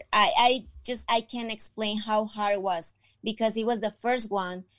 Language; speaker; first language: English; non-native, fluent; Spanish